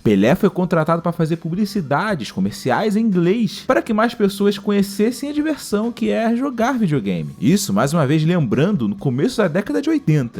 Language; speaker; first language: Portuguese; native; Portuguese